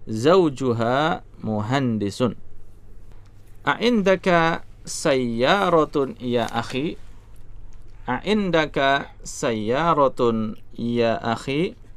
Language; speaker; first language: Arabic; non-native, learner; Indonesian